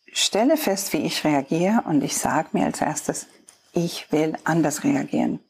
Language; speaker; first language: German; non-native, fluent; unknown